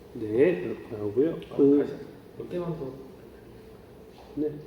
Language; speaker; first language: Korean; native; Korean